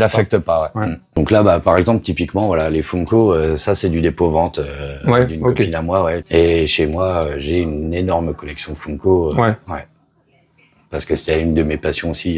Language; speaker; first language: French; native; French